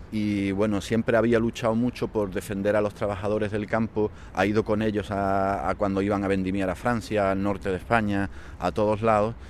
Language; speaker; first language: Spanish; native; Spanish